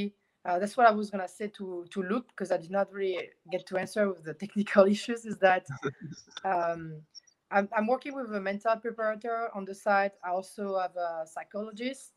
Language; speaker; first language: English; non-native, fluent; French